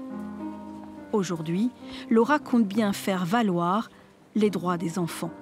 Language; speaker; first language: French; native; French